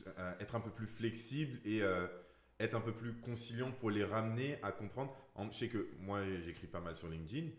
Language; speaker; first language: French; native; French